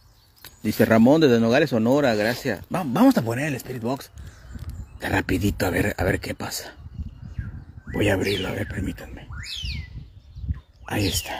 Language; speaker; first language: Spanish; native; Spanish